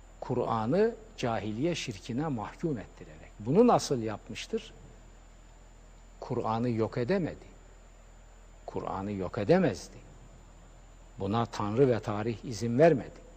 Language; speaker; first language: Turkish; native; Turkish